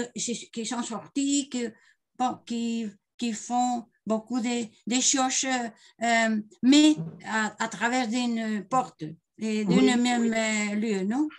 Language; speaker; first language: French; non-native, learner; Spanish